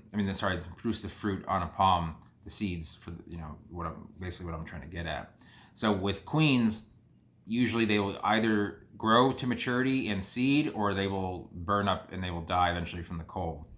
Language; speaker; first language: English; native; English